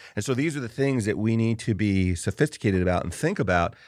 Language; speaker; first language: English; native; English